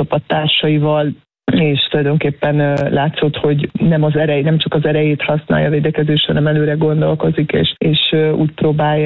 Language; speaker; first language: Hungarian; native; Hungarian